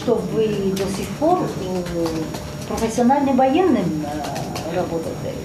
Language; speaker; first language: Russian; non-native, fluent; Japanese